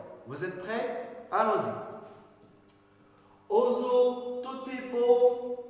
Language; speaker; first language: French; non-native, local second language; Arabic